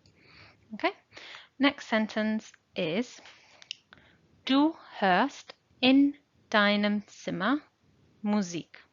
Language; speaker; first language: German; non-native, fluent; English